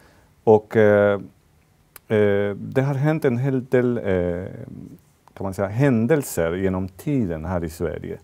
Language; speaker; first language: Swedish; non-native, fluent; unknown